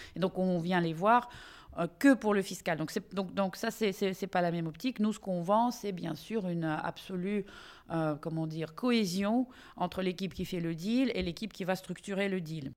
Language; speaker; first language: French; non-native, fluent; Russian